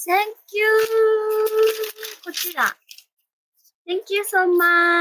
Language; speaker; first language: English; non-native, learner; Japanese